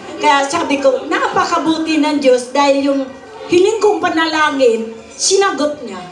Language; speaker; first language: Filipino; non-native, local second language; Bikol